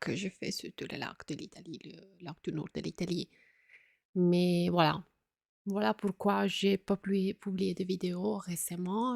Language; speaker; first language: French; non-native, fluent; Italian